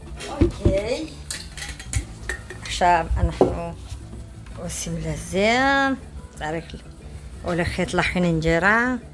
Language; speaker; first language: Hebrew; non-native, fluent; Amharic